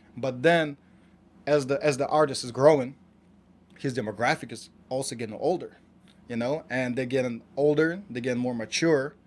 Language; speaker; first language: English; non-native, fluent; Kazakh